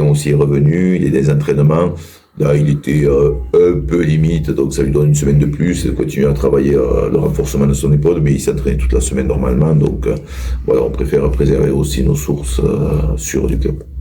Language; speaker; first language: French; native; French